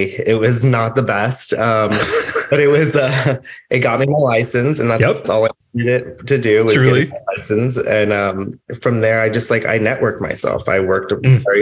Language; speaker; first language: English; native; English